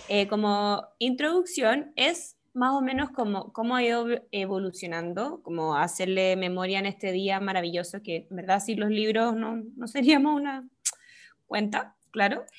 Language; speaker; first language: Spanish; native; Spanish